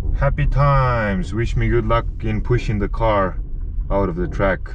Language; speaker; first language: English; non-native, fluent; Estonian